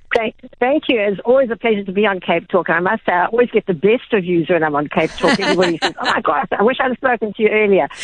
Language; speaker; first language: English; native; English